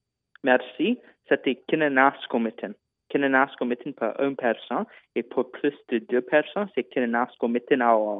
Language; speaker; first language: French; non-native, local second language; English